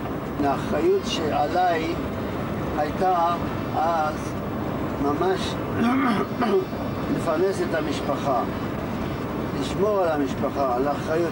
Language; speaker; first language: Hebrew; non-native, fluent; Yiddish